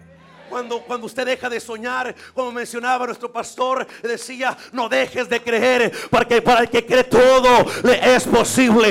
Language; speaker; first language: Spanish; native; Spanish